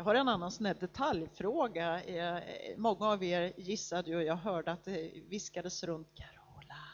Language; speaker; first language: Swedish; native; Swedish